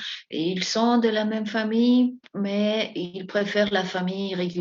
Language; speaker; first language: French; non-native, fluent; Spanish